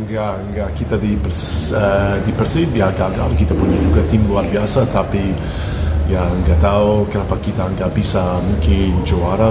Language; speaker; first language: Indonesian; non-native, fluent; English